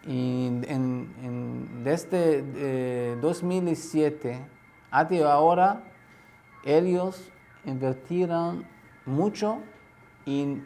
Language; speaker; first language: Spanish; non-native, learner; Arabic